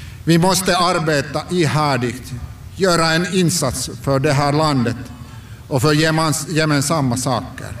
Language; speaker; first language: Swedish; non-native, local second language; Finnish